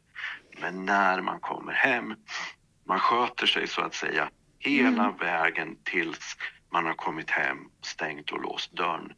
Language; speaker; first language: Swedish; native; Swedish